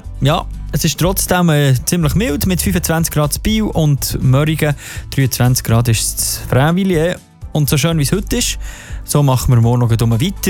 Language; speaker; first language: German; native; German